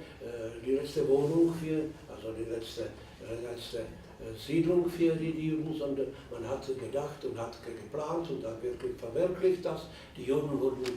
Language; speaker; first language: German; non-native, fluent; Czech